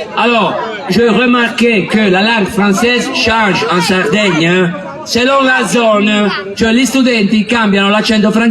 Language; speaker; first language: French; non-native, learner; Italian